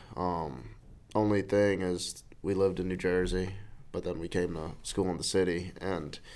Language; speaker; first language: English; native; English